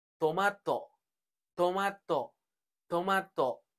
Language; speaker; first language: Japanese; non-native, fluent; Khmer